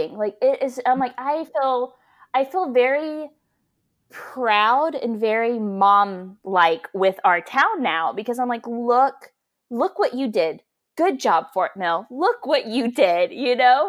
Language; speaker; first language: English; native; English